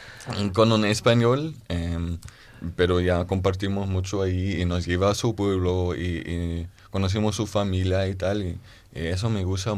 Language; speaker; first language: Spanish; non-native, fluent; German